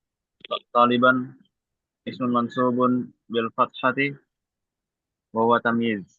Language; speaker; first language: Arabic; non-native, learner; Indonesian